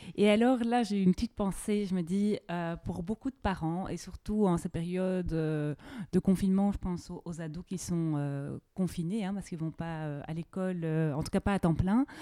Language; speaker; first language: French; native; French